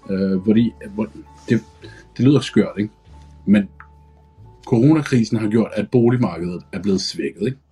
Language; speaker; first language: Danish; early bilingual, other home language; Arabic